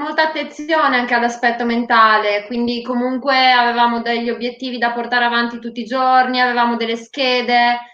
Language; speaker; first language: Italian; native; Italian